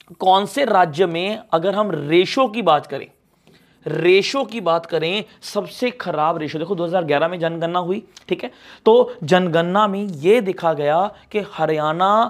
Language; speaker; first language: Hindi; non-native, local second language; Punjabi